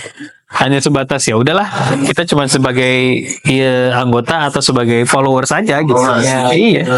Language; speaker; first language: Indonesian; native; Indonesian